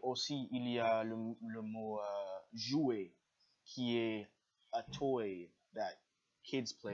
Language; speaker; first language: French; non-native, learner; English